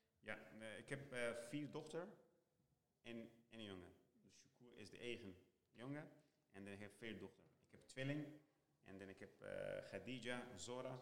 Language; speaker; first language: Dutch; non-native, learner; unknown